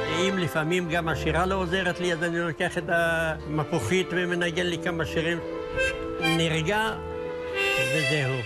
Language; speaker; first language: Hebrew; native; Hebrew